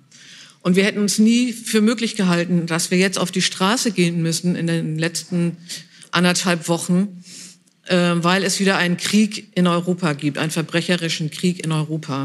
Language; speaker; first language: German; native; German